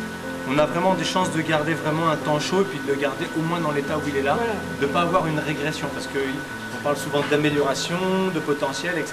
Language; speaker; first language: French; native; French